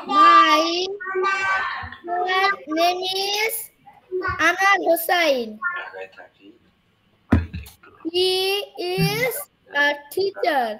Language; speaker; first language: English; non-native, learner; Bangla